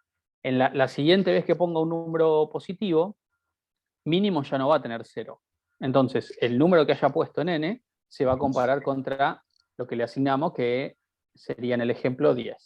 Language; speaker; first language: Spanish; native; Spanish